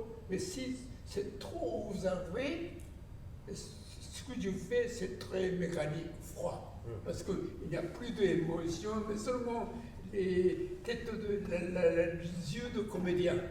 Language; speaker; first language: French; non-native, learner; Japanese